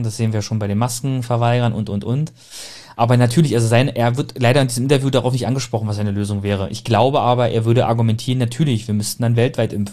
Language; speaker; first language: German; native; German